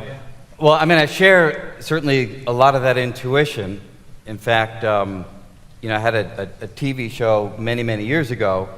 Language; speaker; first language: English; native; English